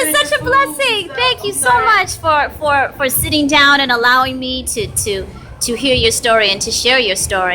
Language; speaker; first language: English; native; English